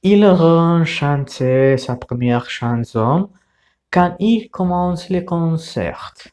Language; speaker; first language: French; non-native, fluent; Spanish